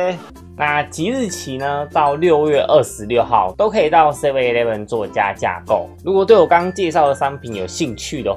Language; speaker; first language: Chinese; native; Chinese